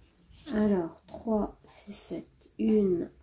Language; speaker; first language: French; native; French